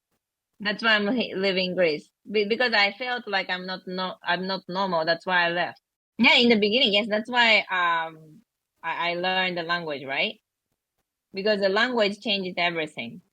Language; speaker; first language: English; non-native, learner; Japanese